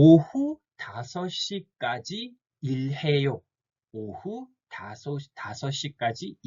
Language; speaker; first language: Korean; non-native, fluent; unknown